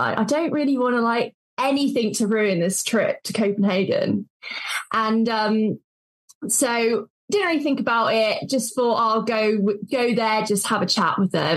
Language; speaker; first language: English; native; English